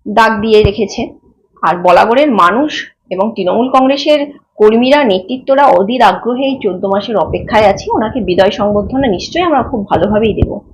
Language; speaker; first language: Bangla; native; Bangla